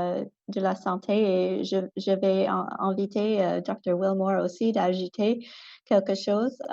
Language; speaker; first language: French; non-native, local second language; English